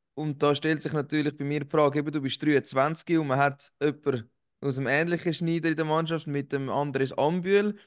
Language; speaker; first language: German; native; German